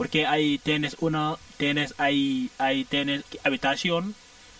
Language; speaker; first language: Spanish; non-native, learner; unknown